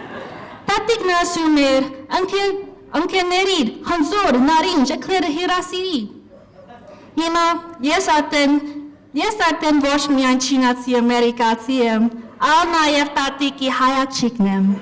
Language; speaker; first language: Armenian; non-native, learner; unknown